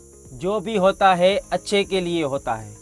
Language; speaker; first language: Hindi; native; Hindi